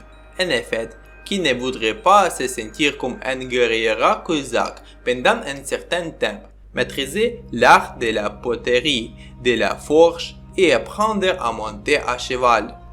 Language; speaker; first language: French; non-native, learner; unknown